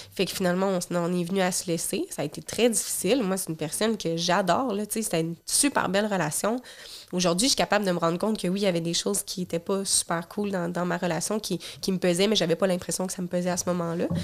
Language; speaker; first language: French; native; French